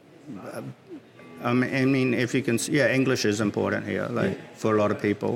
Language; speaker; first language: English; native; English